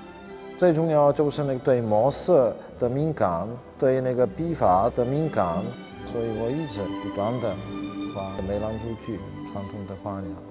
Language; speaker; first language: Chinese; non-native, fluent; Czech